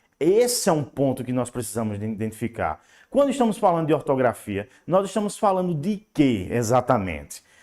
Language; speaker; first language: Portuguese; native; Portuguese